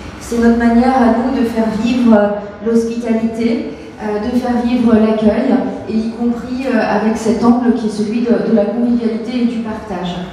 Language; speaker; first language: French; native; French